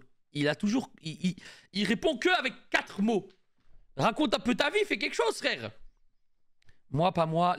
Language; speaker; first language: French; native; French